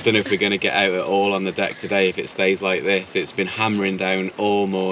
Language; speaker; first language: English; native; English